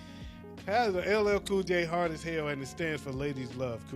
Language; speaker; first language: English; native; English